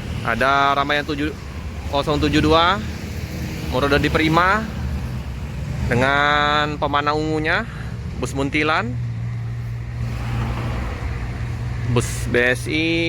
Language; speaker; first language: Indonesian; native; Indonesian